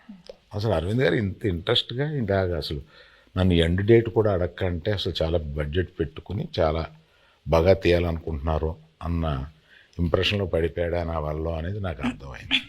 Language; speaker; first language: Telugu; native; Telugu